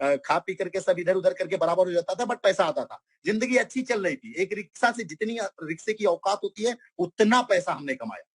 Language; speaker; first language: Hindi; non-native, local second language; Bhojpuri